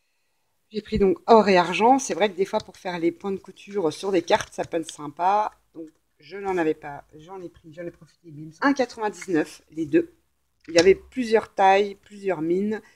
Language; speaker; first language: French; native; French